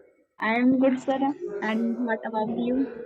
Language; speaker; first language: English; non-native, learner; Hindi